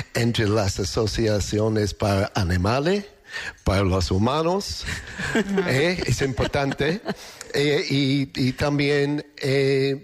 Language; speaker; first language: Spanish; non-native, learner; English